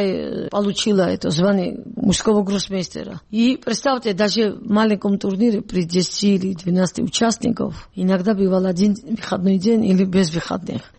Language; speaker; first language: Russian; non-native, local second language; Georgian